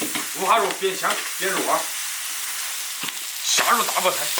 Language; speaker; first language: Chinese; native; Chinese